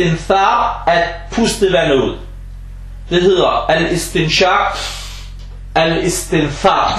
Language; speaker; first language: Danish; non-native, fluent; Arabic